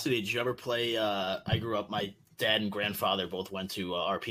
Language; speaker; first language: English; native; English